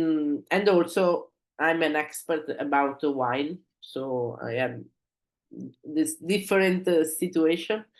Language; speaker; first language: English; non-native, learner; Italian